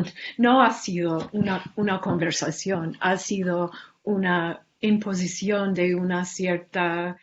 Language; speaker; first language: Spanish; non-native, fluent; English